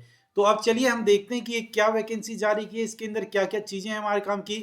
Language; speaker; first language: Hindi; native; Hindi